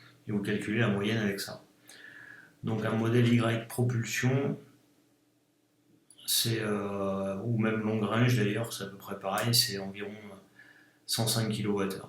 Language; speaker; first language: French; native; French